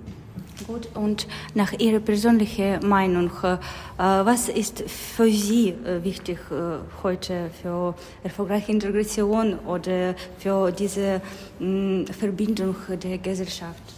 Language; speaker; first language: German; non-native, learner; Ukrainian